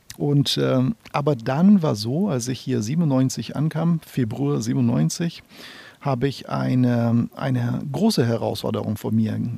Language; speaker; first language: German; non-native, fluent; Portuguese